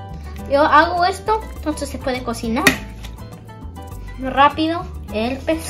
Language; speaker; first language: Spanish; early bilingual, heritage; Spanish